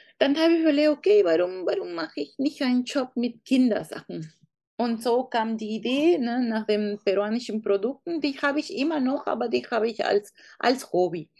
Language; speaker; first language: German; non-native, fluent; Spanish